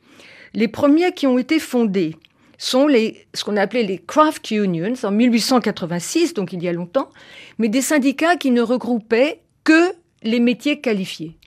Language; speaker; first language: French; native; French